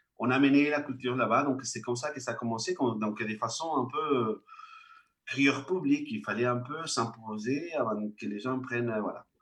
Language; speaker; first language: French; non-native, fluent; Spanish